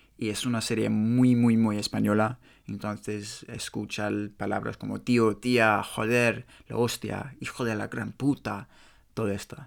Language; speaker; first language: Spanish; non-native, learner; English